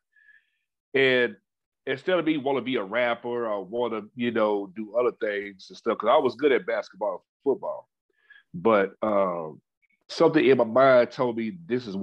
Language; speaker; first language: English; native; English